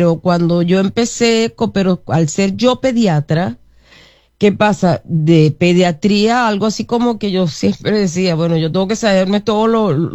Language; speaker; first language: Spanish; native; Spanish